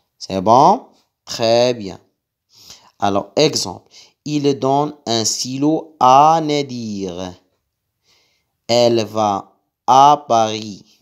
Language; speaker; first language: French; non-native, local second language; Arabic